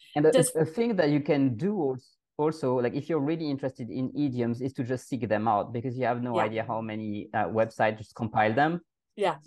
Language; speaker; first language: English; non-native, fluent; French